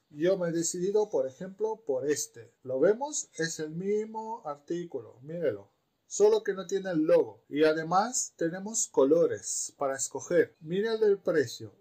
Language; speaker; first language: Spanish; non-native, fluent; Romanian